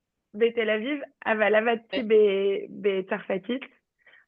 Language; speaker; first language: Hebrew; non-native, learner; French